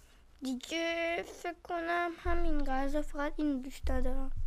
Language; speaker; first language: Persian; early bilingual, heritage; Persian